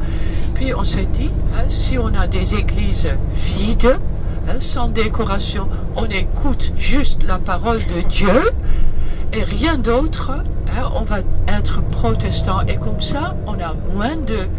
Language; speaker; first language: French; early bilingual, heritage; Dutch